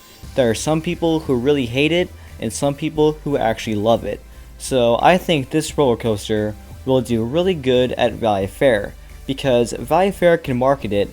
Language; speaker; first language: English; native; English